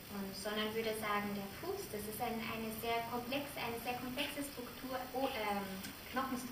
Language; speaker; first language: German; native; German